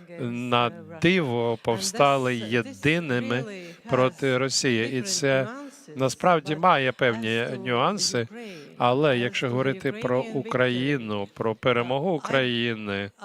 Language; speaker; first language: Ukrainian; non-native, fluent; Latvian